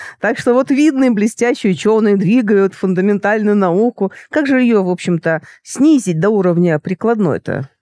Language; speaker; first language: Russian; native; Russian